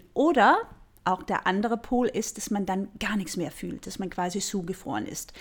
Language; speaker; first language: German; non-native, fluent; Danish